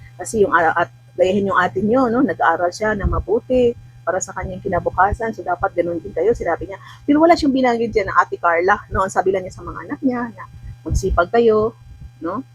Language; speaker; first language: Filipino; non-native, local second language; Cebuano